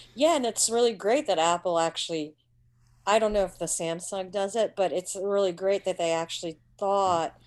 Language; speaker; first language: English; early bilingual, other home language; Hindi